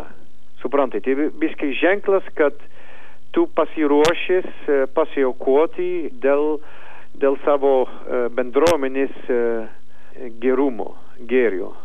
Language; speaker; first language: Lithuanian; non-native, learner; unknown